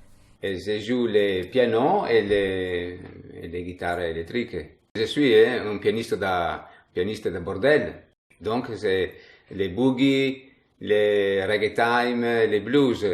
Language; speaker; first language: French; non-native, learner; Italian